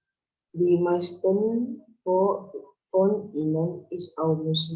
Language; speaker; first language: German; non-native, learner; Indonesian